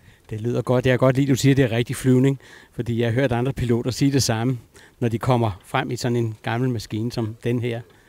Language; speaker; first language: Danish; native; Danish